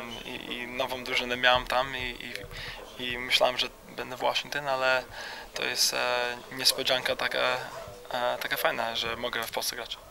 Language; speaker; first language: Polish; early bilingual, heritage; Polish